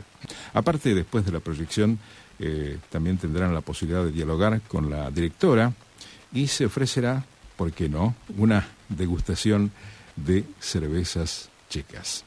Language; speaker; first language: Spanish; native; Spanish